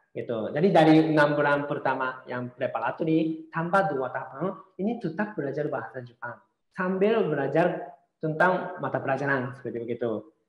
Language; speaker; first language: Indonesian; non-native, fluent; Japanese